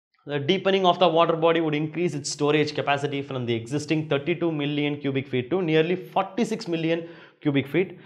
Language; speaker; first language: English; non-native, local second language; Tamil